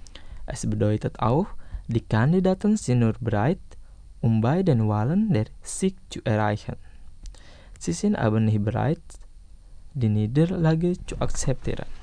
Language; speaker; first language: German; non-native, fluent; Indonesian